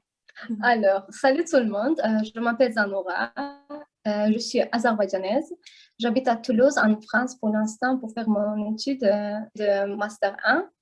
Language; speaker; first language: French; non-native, learner; Azerbaijani